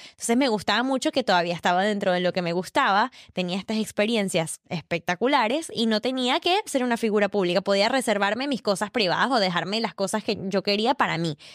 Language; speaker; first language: Spanish; native; Spanish